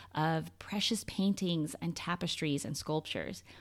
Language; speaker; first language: English; native; English